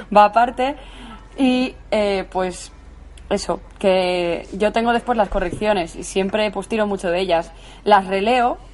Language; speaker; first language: Spanish; native; Spanish